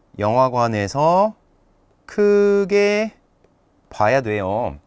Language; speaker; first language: Korean; non-native, fluent; French